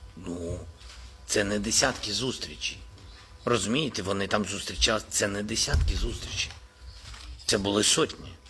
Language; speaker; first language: Ukrainian; non-native, local second language; Russian